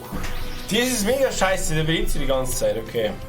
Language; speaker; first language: German; native; German